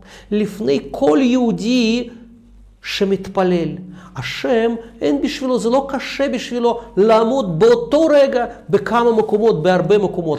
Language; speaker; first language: Hebrew; non-native, fluent; Russian